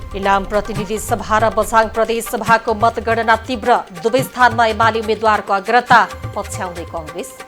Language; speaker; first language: Nepali; native; Nepali